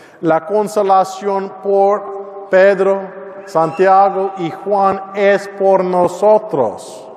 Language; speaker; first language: Spanish; non-native, learner; English